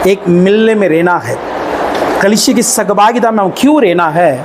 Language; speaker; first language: Hindi; non-native, local second language; Tamil